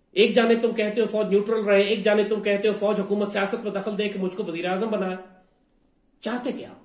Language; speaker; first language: Urdu; native; Urdu